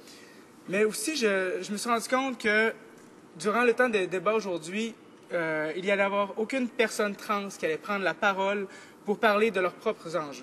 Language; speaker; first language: French; native; French